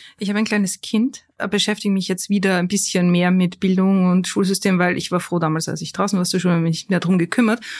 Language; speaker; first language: German; native; German